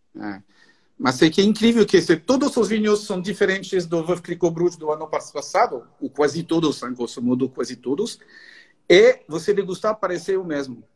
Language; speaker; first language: Portuguese; non-native, fluent; French